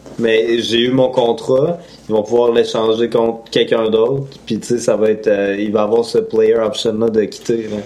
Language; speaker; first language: French; native; French